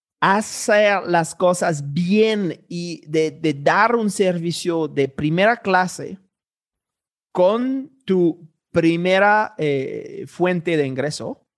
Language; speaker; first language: Spanish; non-native, fluent; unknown